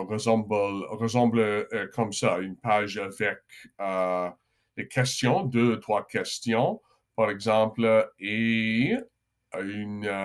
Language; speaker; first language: French; non-native, local second language; English